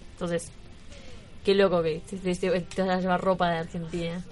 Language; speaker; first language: Spanish; native; Spanish